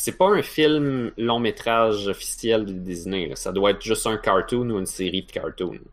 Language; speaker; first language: French; native; French